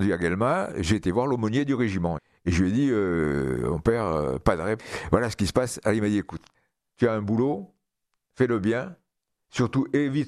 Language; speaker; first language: French; native; French